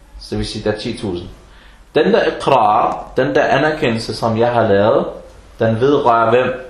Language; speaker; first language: Danish; non-native, fluent; Arabic